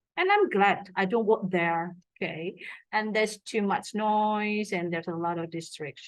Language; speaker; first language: English; non-native, fluent; Indonesian